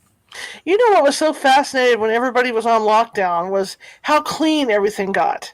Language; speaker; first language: English; native; English